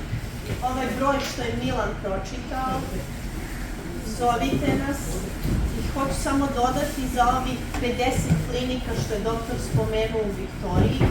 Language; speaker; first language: Bosnian; native; Bosnian